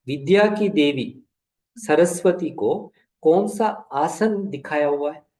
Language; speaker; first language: Hindi; non-native, local second language; Kannada